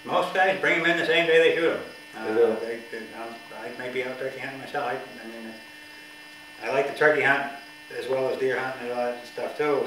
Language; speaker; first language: English; native; English